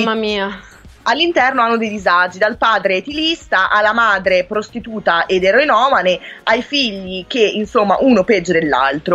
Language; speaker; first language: Italian; native; Italian